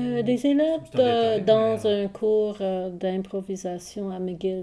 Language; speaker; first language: French; non-native, local second language; English